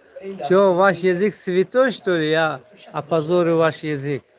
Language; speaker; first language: Russian; non-native, local second language; Tajik